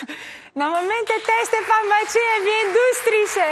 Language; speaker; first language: Albanian; non-native, learner; Portuguese